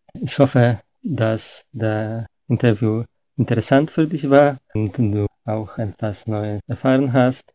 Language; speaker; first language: German; non-native, fluent; Polish